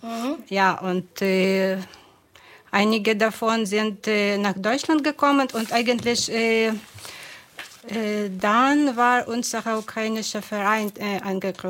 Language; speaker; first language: German; non-native, fluent; Ukrainian